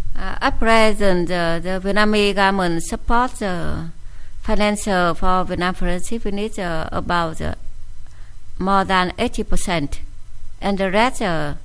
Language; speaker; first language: English; non-native, fluent; Vietnamese